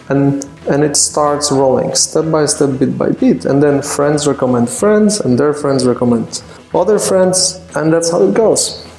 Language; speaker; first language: English; non-native, fluent; Polish